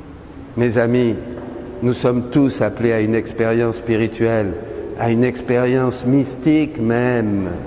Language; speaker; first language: French; native; French